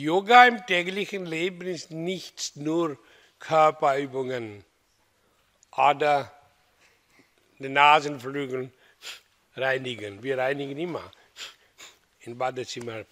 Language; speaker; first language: German; non-native, learner; Hindi